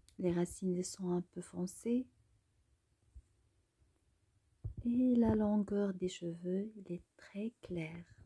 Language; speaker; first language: French; non-native, local second language; Arabic